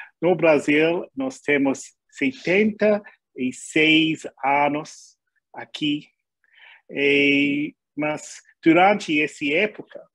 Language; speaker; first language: Portuguese; non-native, learner; English